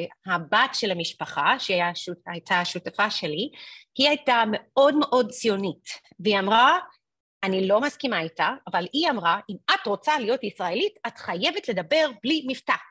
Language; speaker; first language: Hebrew; non-native, fluent; English